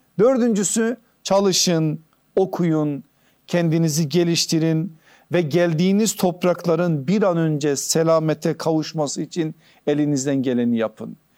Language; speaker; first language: Turkish; native; Turkish